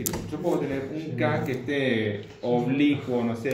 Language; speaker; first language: Spanish; native; Spanish